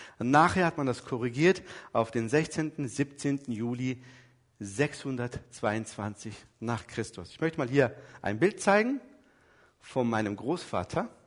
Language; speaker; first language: German; early bilingual, other home language; Turkish